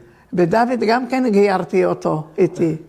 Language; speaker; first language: Hebrew; early bilingual, other home language; Turkish